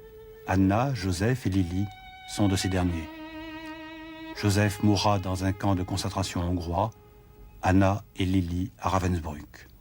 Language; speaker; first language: French; native; French